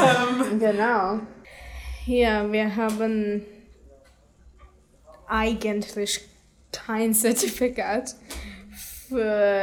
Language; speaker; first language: German; non-native, learner; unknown